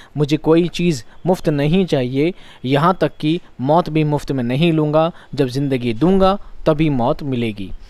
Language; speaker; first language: Hindi; native; Hindi